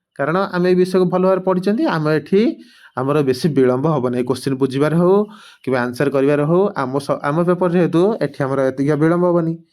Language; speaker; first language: Odia; native; Odia